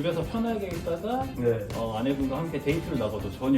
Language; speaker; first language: Korean; native; Korean